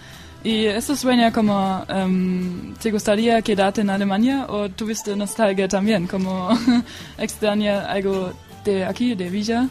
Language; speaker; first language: Spanish; non-native, learner; German